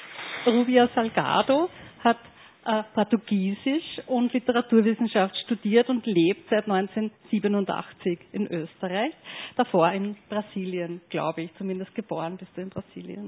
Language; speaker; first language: German; native; German